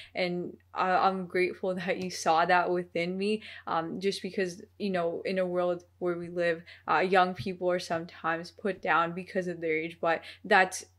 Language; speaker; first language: English; early bilingual, other home language; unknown